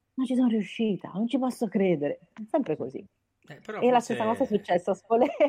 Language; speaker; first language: Italian; native; Italian